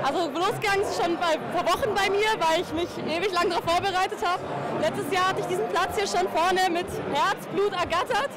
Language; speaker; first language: German; native; German